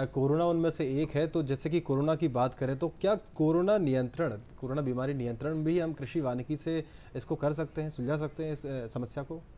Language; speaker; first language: Hindi; native; Hindi